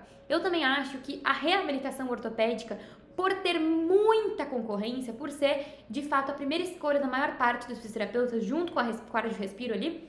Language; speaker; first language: Portuguese; native; Portuguese